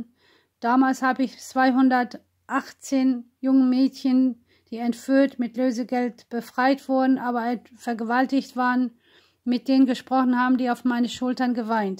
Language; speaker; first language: German; non-native, fluent; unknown